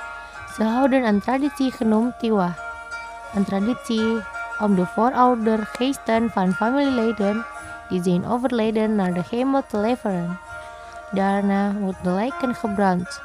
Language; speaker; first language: Dutch; non-native, fluent; Indonesian